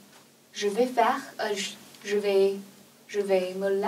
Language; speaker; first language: French; non-native, learner; Chinese